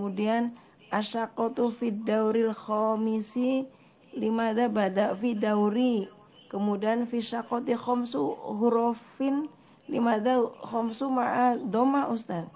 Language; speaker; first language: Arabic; non-native, learner; Indonesian